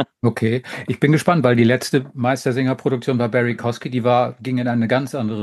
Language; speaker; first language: German; native; German